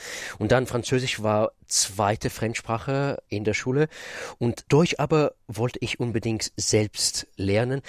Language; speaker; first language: German; non-native, fluent; Russian